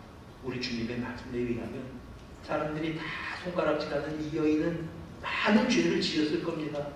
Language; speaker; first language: Korean; native; Korean